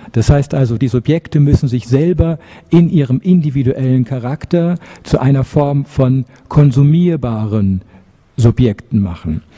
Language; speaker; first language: German; native; German